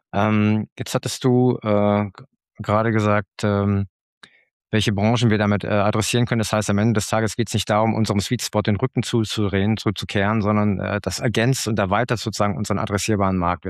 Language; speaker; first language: German; native; German